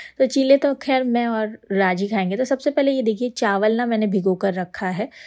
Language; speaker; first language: Hindi; native; Hindi